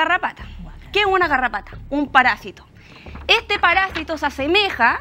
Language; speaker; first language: Spanish; native; Spanish